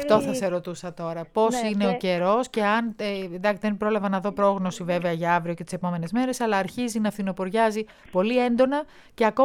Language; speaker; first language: Greek; native; Greek